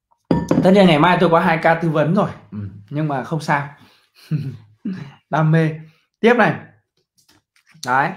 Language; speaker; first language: Vietnamese; native; Vietnamese